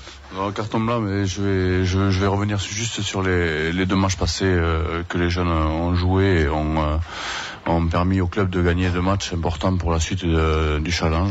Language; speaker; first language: French; native; French